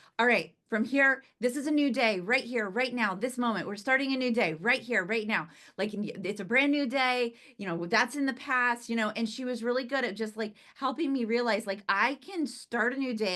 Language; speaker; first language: English; native; English